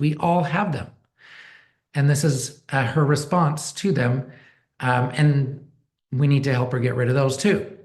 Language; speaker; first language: English; native; English